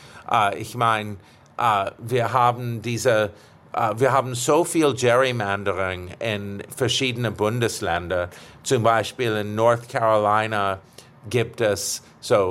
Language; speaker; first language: German; non-native, fluent; English